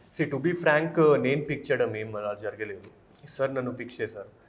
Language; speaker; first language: Telugu; non-native, fluent; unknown